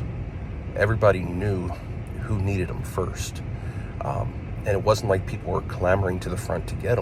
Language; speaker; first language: English; native; English